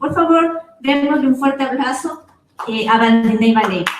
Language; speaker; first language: Spanish; native; Spanish